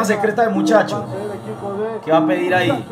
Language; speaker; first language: Spanish; native; Spanish